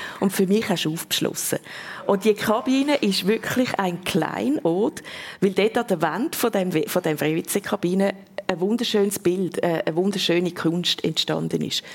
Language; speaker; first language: German; native; German